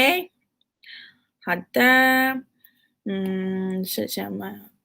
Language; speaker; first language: Chinese; non-native, fluent; Malay